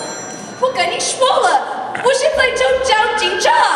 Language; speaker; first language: Chinese; non-native, learner; English